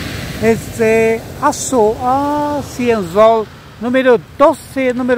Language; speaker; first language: Spanish; non-native, learner; Portuguese